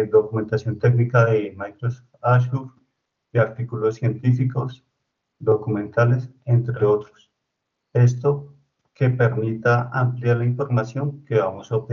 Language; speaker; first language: Spanish; native; Spanish